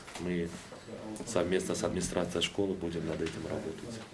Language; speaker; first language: Russian; non-native, local second language; Kyrgyz